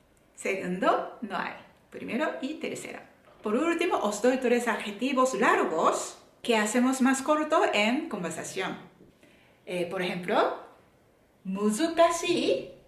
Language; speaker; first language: Spanish; non-native, fluent; Japanese